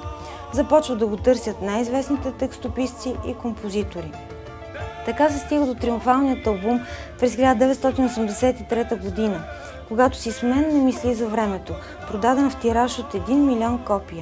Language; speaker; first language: Bulgarian; native; Bulgarian